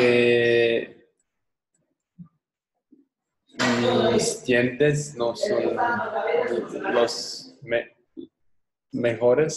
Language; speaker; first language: Spanish; non-native, learner; English